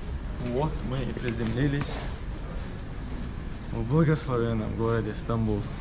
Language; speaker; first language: Russian; non-native, local second language; Chechen